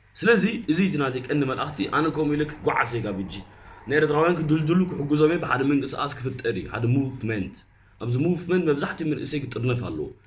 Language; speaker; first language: Tigrinya; early bilingual, heritage; Tigrinya